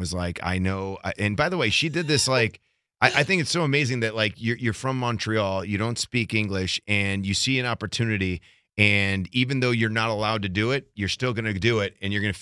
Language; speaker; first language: English; native; English